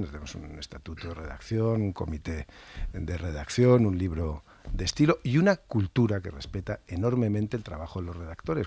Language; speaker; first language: Spanish; native; Spanish